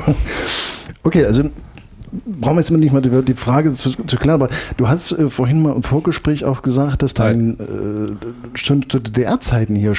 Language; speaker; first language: German; native; German